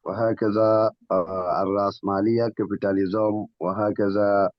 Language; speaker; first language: Arabic; non-native, fluent; Urdu